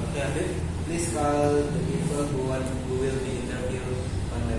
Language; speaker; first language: English; non-native, learner; Indonesian